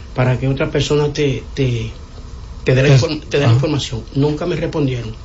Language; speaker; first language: Spanish; native; Spanish